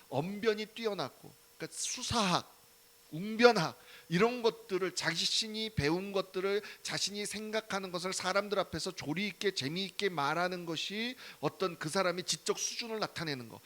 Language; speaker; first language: Korean; native; Korean